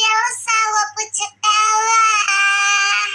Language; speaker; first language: English; non-native, learner; Indonesian